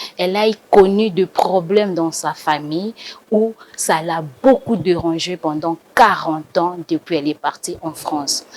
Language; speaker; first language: French; non-native, local second language; Lingala